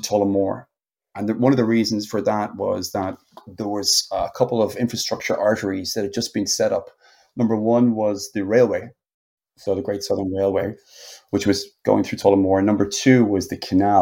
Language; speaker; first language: English; native; English